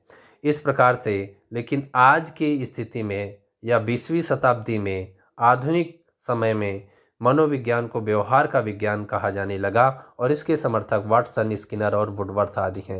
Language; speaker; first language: Hindi; native; Hindi